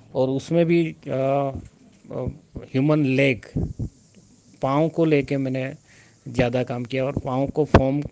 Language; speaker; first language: Hindi; non-native, local second language; Gujarati